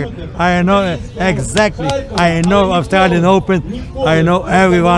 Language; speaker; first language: English; non-native, learner; Ukrainian